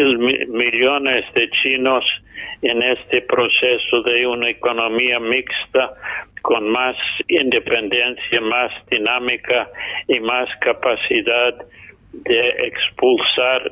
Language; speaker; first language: Spanish; non-native, fluent; English